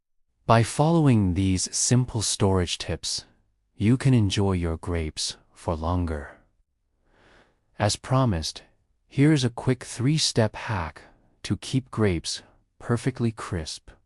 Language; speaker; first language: English; native; English